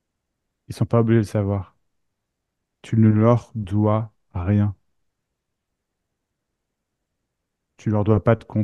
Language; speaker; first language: French; native; French